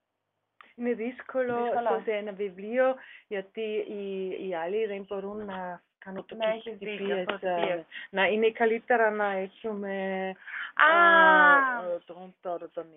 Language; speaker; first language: Greek; non-native, learner; German